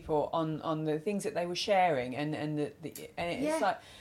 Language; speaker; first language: English; native; English